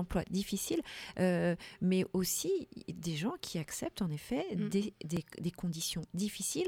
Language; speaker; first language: French; native; French